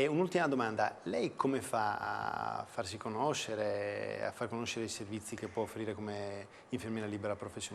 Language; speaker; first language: Italian; native; Italian